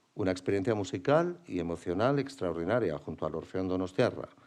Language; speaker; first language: Spanish; native; Spanish